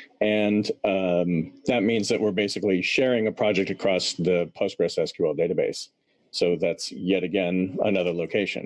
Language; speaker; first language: English; native; English